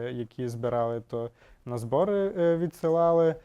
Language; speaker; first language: Ukrainian; native; Ukrainian